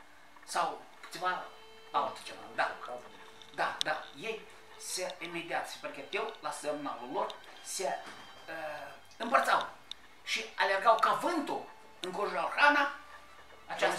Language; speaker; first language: Romanian; native; Romanian